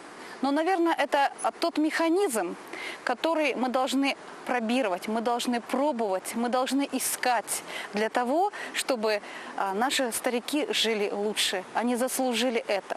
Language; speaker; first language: Russian; native; Russian